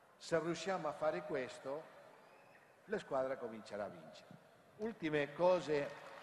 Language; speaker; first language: Italian; non-native, fluent; Spanish